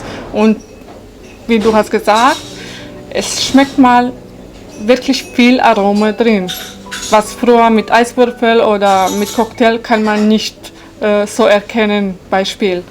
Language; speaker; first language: German; non-native, fluent; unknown